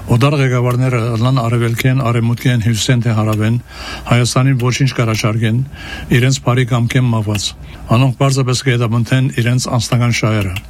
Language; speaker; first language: Armenian; early bilingual, heritage; Armenian